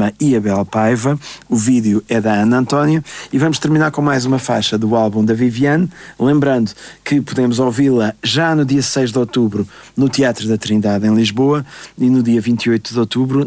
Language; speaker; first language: Portuguese; native; Portuguese